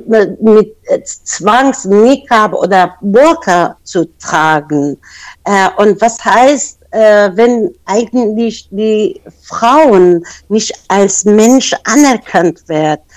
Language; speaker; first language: German; non-native, fluent; Persian